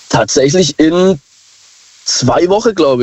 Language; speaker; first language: German; native; German